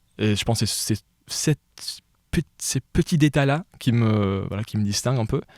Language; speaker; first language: French; non-native, local second language; English